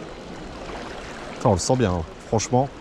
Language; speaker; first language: French; native; French